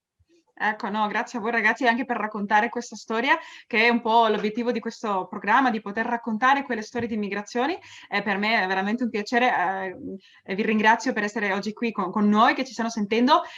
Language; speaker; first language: Italian; early bilingual, heritage; Spanish